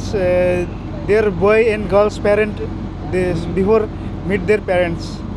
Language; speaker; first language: English; non-native, learner; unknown